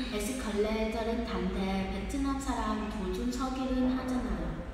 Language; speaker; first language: Korean; non-native, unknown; Vietnamese